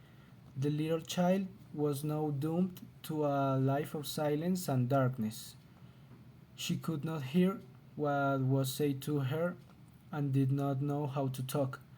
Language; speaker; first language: English; non-native, learner; Spanish